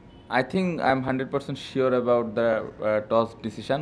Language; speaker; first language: English; non-native, local second language; Bangla